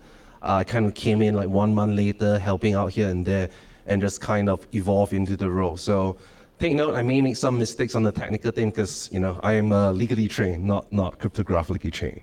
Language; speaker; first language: English; non-native, local second language; Cantonese